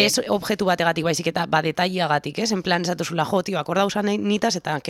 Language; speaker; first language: Basque; native; Basque